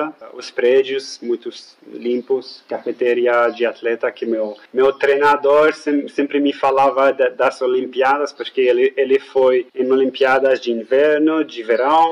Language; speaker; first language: Portuguese; non-native, fluent; French